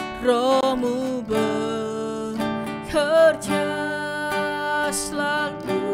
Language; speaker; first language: Indonesian; native; Indonesian